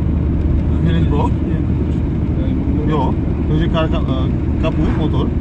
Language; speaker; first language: English; non-native, learner; Czech